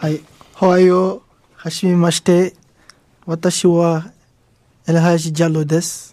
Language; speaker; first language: Japanese; non-native, learner; Wolof